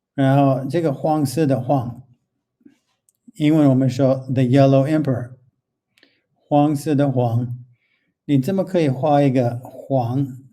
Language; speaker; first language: Chinese; non-native, fluent; English